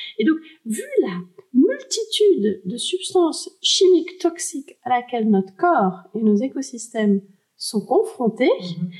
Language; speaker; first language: French; early bilingual, heritage; French